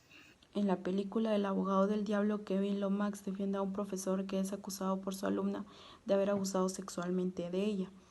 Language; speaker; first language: Spanish; native; Spanish